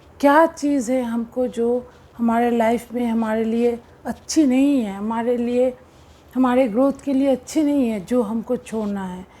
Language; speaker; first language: Hindi; non-native, local second language; Bangla